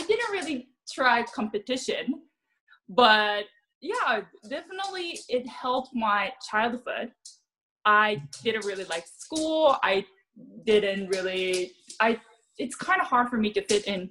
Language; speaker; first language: English; non-native, fluent; Japanese